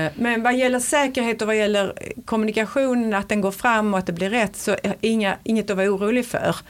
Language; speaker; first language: Swedish; native; Swedish